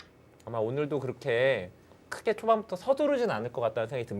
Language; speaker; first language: Korean; native; Korean